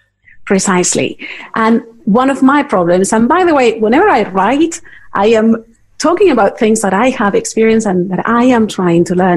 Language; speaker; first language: English; non-native, fluent; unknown